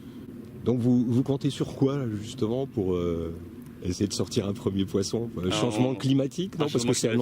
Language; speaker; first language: French; native; French